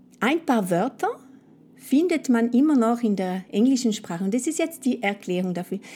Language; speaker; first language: German; non-native, fluent; French